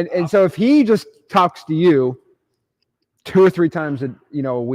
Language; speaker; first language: English; native; English